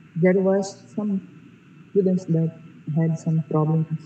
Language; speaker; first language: English; non-native, learner; Portuguese